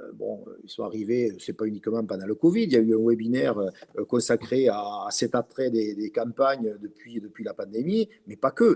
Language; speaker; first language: French; native; French